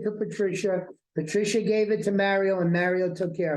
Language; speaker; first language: English; native; English